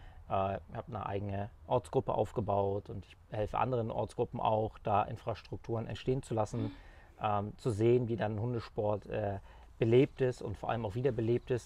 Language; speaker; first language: German; native; German